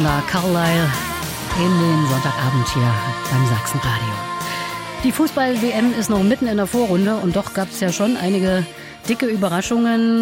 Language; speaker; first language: German; native; German